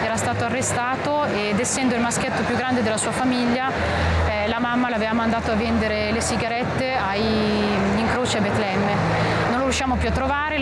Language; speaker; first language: Italian; native; Italian